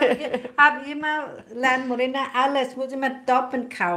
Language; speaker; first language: German; non-native, learner; Thai